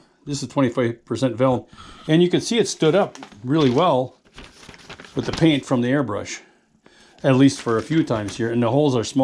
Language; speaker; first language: English; native; English